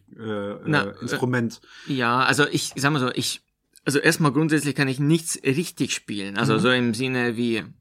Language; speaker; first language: German; non-native, fluent; Russian